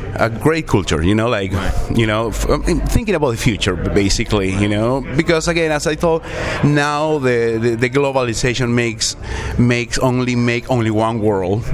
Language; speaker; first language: English; non-native, learner; Spanish